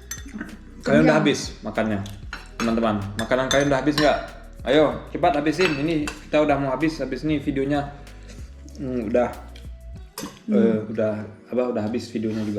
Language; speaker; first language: Indonesian; early bilingual, heritage; German